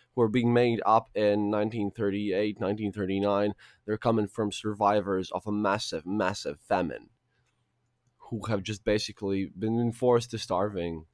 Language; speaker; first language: English; non-native, fluent; Russian